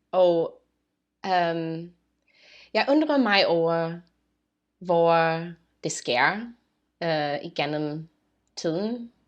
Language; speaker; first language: Danish; non-native, fluent; English